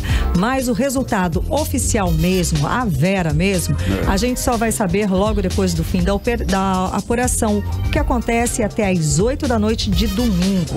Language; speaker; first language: Portuguese; native; Portuguese